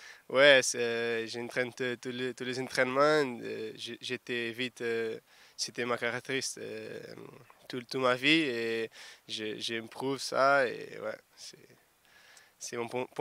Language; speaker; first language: French; non-native, fluent; Portuguese